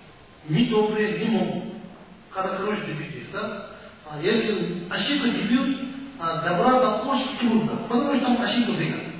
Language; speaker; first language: Russian; non-native, learner; Tibetan